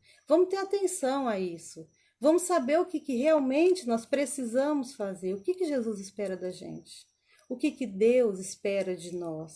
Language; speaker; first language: Portuguese; native; Portuguese